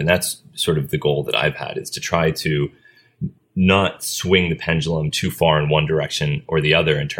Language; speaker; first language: English; native; English